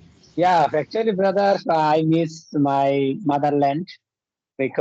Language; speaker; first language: English; non-native, learner; Bangla